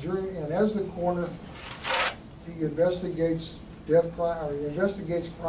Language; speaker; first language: English; native; English